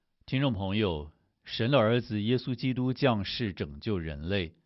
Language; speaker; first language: Chinese; native; Chinese